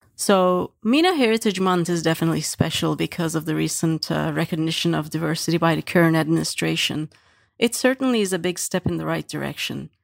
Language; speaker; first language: English; non-native, fluent; Turkish